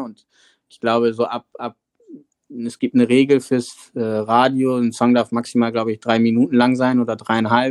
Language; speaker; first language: German; native; German